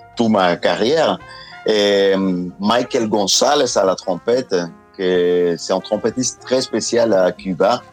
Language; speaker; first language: French; non-native, fluent; Spanish